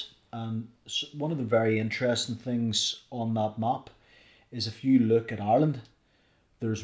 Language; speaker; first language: English; native; English